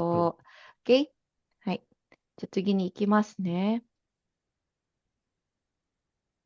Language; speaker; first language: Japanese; non-native, fluent; Filipino